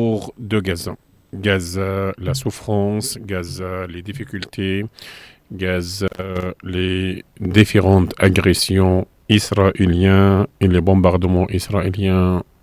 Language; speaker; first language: French; non-native, fluent; Arabic